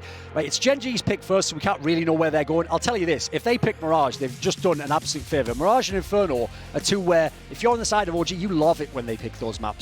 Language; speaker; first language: English; native; English